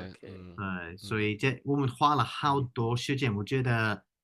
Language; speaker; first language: Chinese; non-native, fluent; English